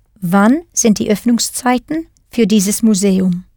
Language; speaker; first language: German; non-native, fluent; English